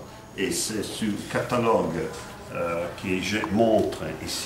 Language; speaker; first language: French; non-native, fluent; Italian